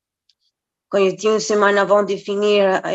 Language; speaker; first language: French; non-native, fluent; Spanish